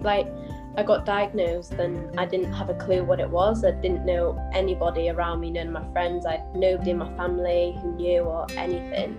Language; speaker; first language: English; native; English